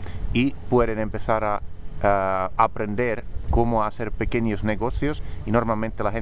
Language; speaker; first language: Spanish; non-native, fluent; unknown